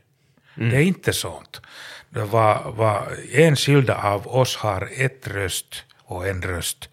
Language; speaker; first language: Swedish; non-native, learner; Finnish